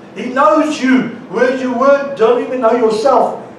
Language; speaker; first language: English; non-native, local second language; Afrikaans